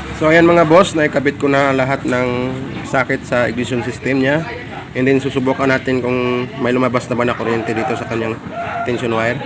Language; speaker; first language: Filipino; non-native, local second language; Cebuano